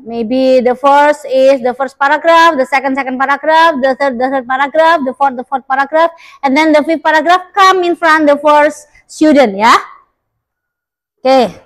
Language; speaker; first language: English; non-native, learner; Indonesian